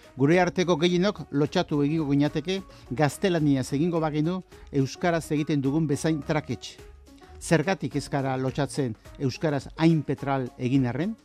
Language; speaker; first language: Basque; native; Basque